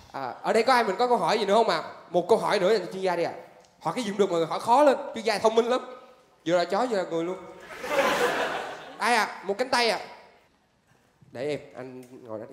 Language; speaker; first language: Vietnamese; native; Vietnamese